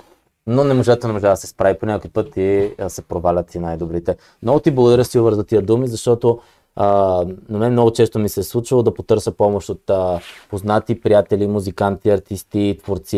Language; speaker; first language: Bulgarian; native; Bulgarian